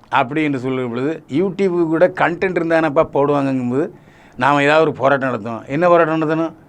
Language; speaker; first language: Tamil; native; Tamil